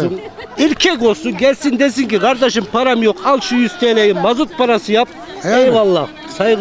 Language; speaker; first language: Turkish; native; Turkish